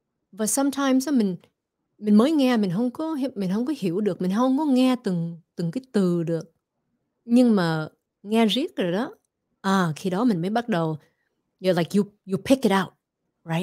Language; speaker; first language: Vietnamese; early bilingual, other home language; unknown